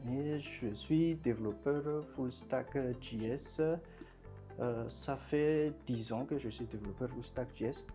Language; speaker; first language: French; non-native, local second language; Malagasy